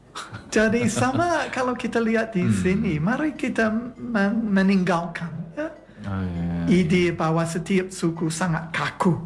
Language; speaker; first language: Indonesian; non-native, fluent; English